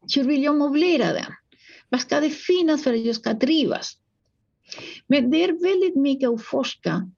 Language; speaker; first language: Swedish; non-native, fluent; Spanish